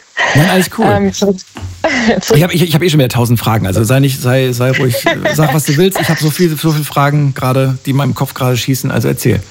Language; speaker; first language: German; native; German